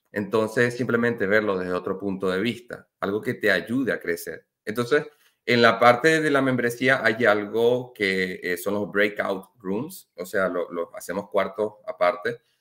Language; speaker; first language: Spanish; native; Spanish